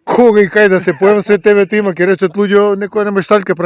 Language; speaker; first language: Macedonian; native; Macedonian